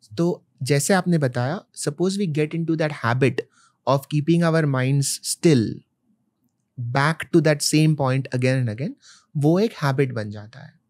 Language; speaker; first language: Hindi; non-native, local second language; Malayalam